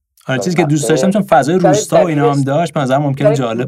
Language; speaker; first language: Persian; native; Persian